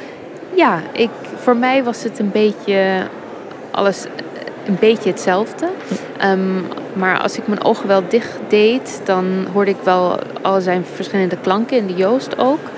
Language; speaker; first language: Dutch; non-native, fluent; English